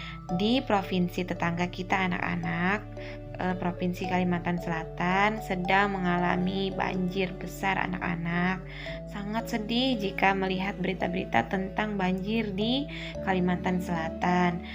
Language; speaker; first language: Indonesian; native; Indonesian